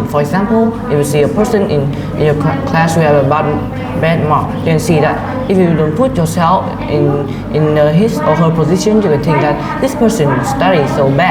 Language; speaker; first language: English; non-native, learner; Vietnamese